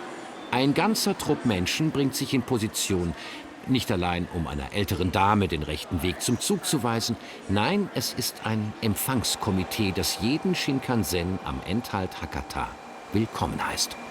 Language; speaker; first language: German; native; German